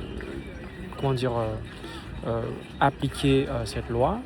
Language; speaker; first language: French; non-native, fluent; Vietnamese